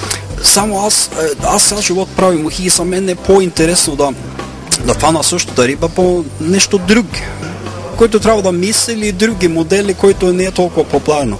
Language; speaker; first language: Bulgarian; non-native, fluent; Norwegian